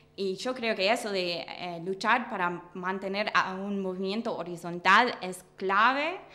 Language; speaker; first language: Spanish; non-native, fluent; English